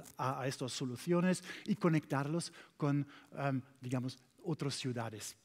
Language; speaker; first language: Spanish; non-native, fluent; German